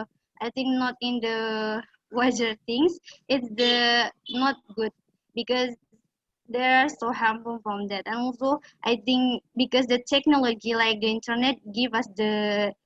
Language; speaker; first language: English; non-native, learner; Indonesian